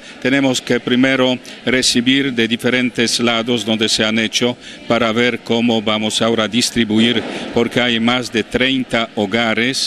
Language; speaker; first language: Spanish; non-native, fluent; Polish